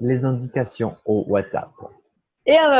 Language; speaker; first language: French; non-native, fluent; Portuguese